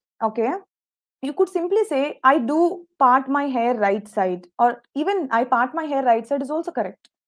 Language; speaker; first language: English; non-native, local second language; Telugu